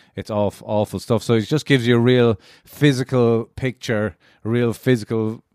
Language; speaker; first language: English; native; English